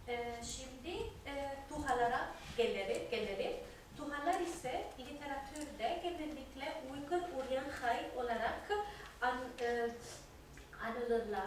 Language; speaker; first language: Turkish; non-native, fluent; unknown